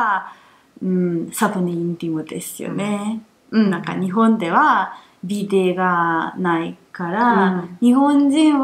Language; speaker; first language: Japanese; non-native, fluent; Italian